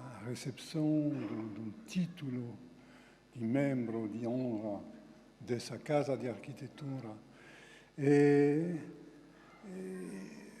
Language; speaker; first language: Portuguese; non-native, fluent; French